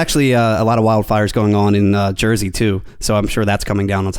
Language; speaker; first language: English; native; English